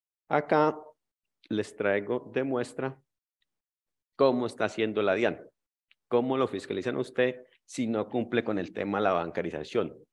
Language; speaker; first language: Spanish; native; Spanish